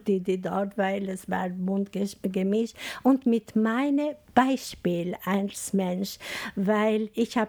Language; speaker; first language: German; non-native, fluent; Albanian